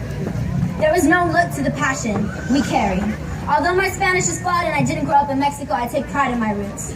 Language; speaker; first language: English; native; English